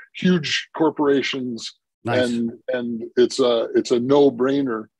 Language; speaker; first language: English; native; English